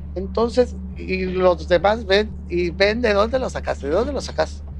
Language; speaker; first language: Spanish; native; Spanish